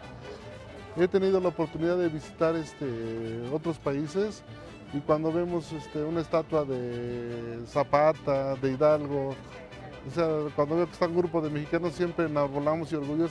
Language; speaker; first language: Spanish; native; Spanish